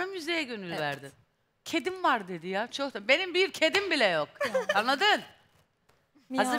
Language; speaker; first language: Turkish; native; Turkish